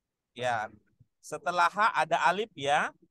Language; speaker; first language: Indonesian; native; Indonesian